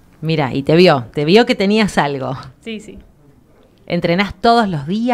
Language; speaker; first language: Spanish; native; Spanish